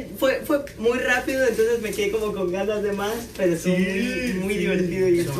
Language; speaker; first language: Spanish; native; Spanish